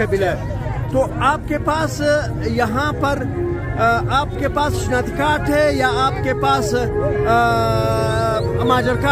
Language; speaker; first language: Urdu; non-native, local second language; Pashto